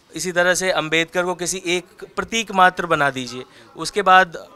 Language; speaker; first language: Hindi; native; Hindi